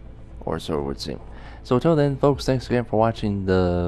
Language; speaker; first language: English; native; English